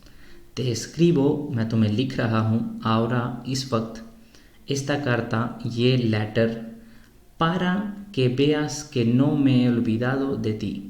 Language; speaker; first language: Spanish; non-native, fluent; Urdu